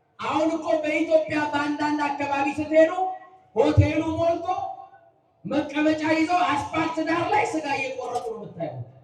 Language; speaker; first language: Amharic; native; Amharic